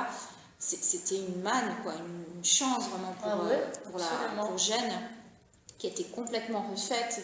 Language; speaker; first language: French; early bilingual, other home language; Italian